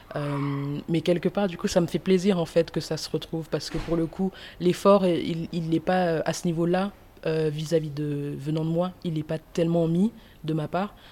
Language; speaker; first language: French; early bilingual, other home language; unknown